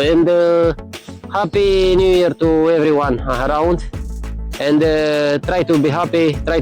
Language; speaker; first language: English; non-native, learner; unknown